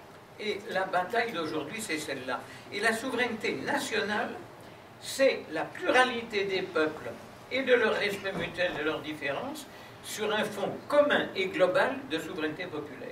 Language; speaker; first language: French; native; French